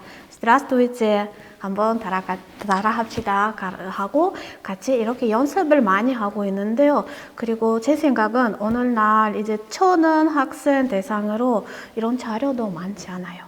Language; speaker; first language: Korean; non-native, learner; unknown